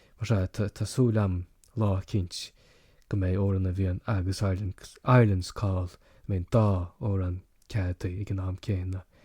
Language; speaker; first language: Irish; native; Irish